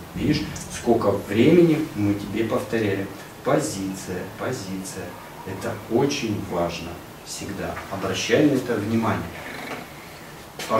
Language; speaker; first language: Russian; native; Russian